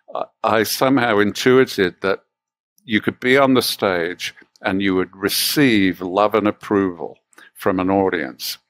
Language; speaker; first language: English; native; English